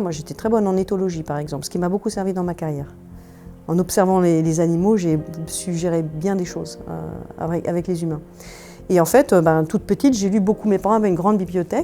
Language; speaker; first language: French; native; French